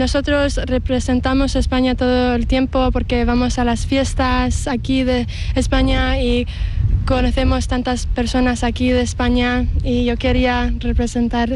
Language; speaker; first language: Spanish; early bilingual, heritage; English